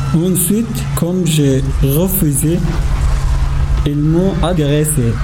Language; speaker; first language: French; non-native, learner; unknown